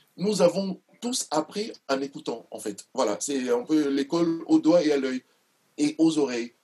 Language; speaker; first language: French; non-native, local second language; Duala